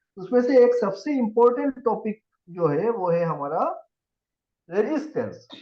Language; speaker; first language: Hindi; non-native, local second language; Assamese